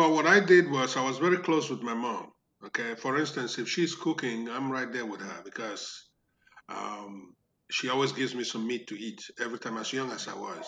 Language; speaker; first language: English; non-native, local second language; Igbo